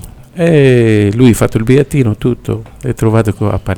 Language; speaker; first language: Italian; non-native, learner; Arabic